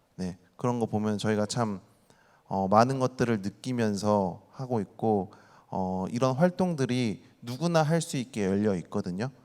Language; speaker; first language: Korean; native; Korean